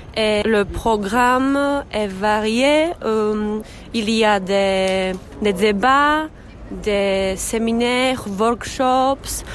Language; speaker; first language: French; non-native, learner; Czech